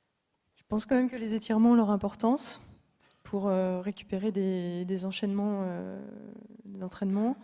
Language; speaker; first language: French; native; French